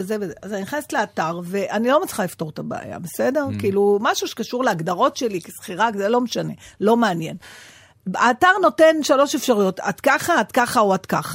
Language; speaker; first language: Hebrew; native; Hebrew